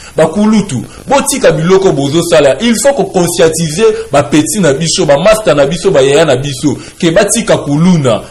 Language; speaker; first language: Lingala; native; Lingala